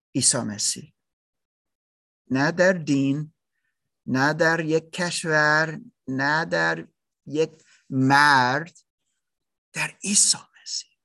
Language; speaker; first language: Persian; non-native, learner; German